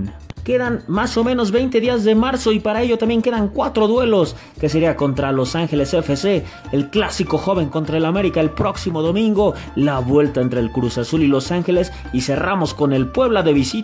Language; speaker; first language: Spanish; native; Spanish